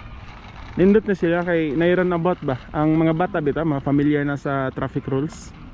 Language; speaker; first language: Filipino; non-native, local second language; Cebuano